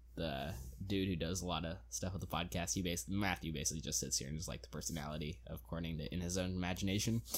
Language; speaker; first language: English; early bilingual, other home language; Hindi